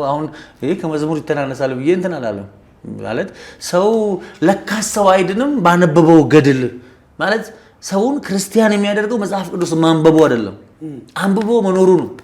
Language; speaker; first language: Amharic; native; Amharic